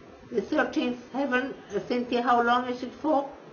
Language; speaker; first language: English; non-native, fluent; Spanish